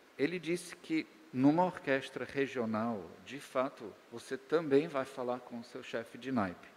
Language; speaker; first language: Portuguese; native; Portuguese